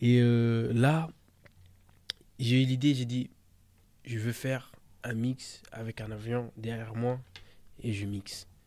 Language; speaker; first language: French; early bilingual, other home language; Portuguese